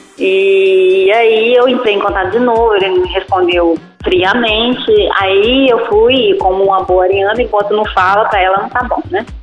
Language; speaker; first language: Portuguese; native; Portuguese